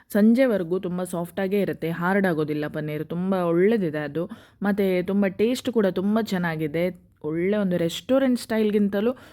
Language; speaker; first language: Kannada; non-native, local second language; Konkani